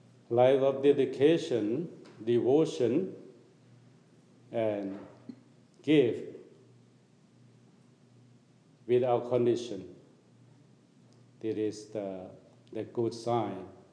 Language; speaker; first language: English; non-native, fluent; Thai